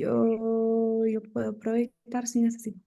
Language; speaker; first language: Spanish; non-native, learner; English